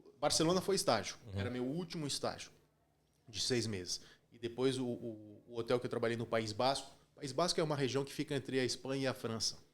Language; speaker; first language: Portuguese; early bilingual, heritage; Portuguese